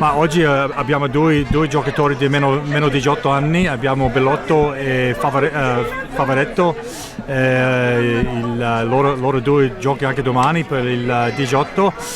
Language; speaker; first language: Italian; non-native, learner; English